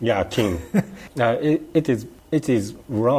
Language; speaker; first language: English; non-native, learner; Japanese